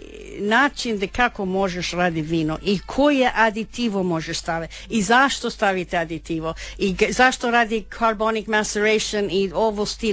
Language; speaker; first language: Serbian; early bilingual, heritage; Croatian